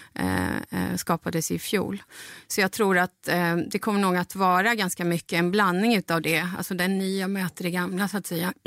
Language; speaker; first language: Swedish; non-native, fluent; Spanish